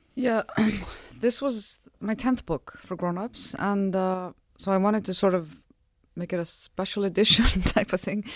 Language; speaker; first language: English; non-native, fluent; Icelandic